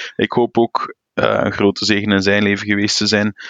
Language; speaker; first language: Dutch; native; Dutch